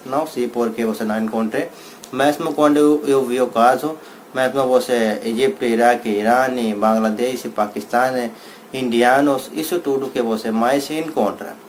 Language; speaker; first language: Portuguese; non-native, learner; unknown